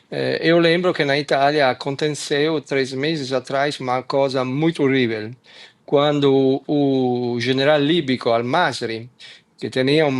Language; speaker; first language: Portuguese; non-native, fluent; Italian